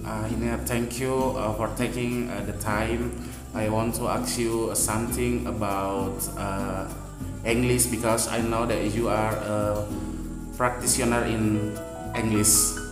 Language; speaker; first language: English; non-native, fluent; Indonesian